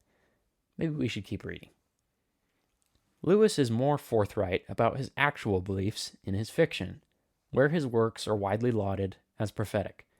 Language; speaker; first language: English; native; English